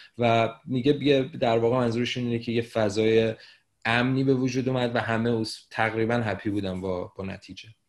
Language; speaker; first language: Persian; native; Persian